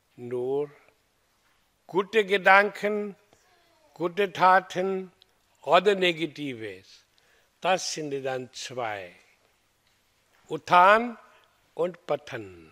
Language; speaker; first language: German; non-native, learner; Hindi